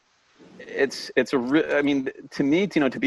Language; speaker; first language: English; native; English